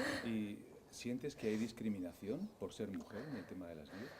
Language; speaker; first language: Spanish; native; Spanish